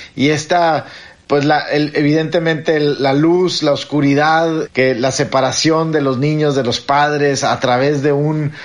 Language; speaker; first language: Spanish; native; Spanish